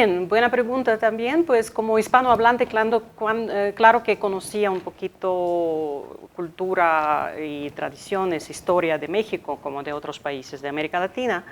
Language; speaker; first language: Spanish; non-native, fluent; Ukrainian